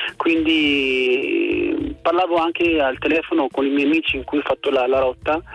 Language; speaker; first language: Italian; non-native, fluent; Arabic